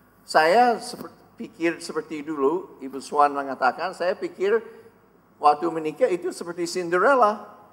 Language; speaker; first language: Indonesian; non-native, fluent; English